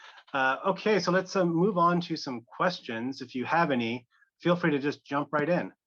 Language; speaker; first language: English; native; English